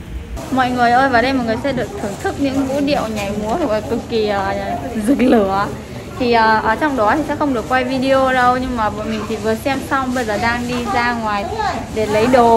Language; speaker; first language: Vietnamese; native; Vietnamese